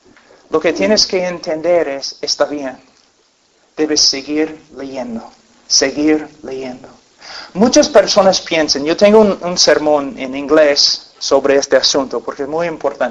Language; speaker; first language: Spanish; non-native, fluent; English